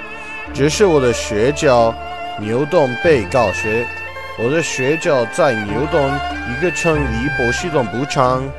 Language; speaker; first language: Chinese; non-native, learner; English